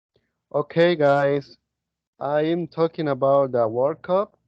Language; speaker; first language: English; non-native, learner; Spanish